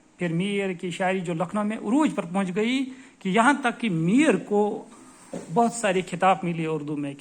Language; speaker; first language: Urdu; non-native, local second language; Kashmiri